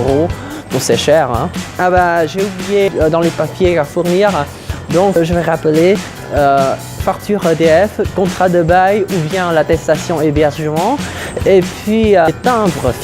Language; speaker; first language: French; non-native, fluent; Vietnamese